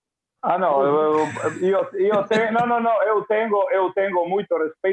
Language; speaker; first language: Portuguese; non-native, learner; Croatian